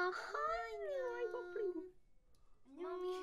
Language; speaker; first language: English; non-native, learner; Korean